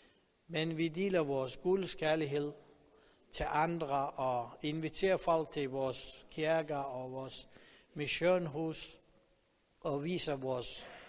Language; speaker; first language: Danish; non-native, learner; Persian